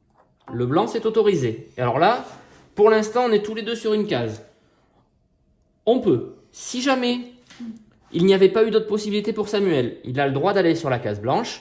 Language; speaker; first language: French; native; French